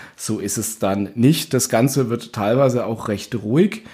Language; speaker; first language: German; native; German